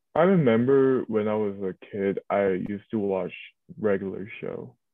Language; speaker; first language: English; early bilingual, other home language; Korean